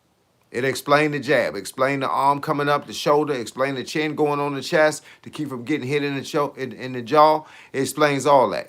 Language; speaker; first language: English; native; English